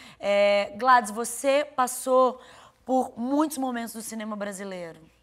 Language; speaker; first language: Portuguese; native; Portuguese